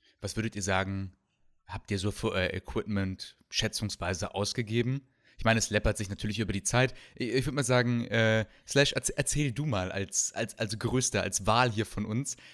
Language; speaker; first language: German; native; German